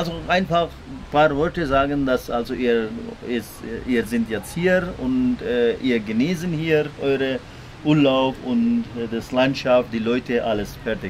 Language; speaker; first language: German; non-native, learner; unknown